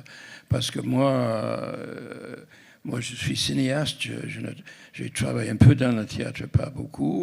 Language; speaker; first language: French; non-native, fluent; English